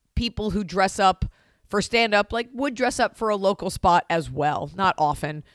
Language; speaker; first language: English; native; English